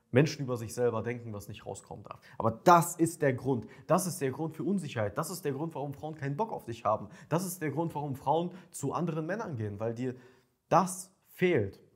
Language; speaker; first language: German; early bilingual, other home language; Ukrainian